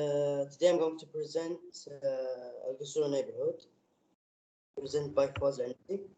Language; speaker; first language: English; non-native, learner; Arabic